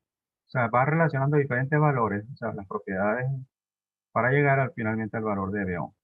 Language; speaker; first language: Spanish; native; Spanish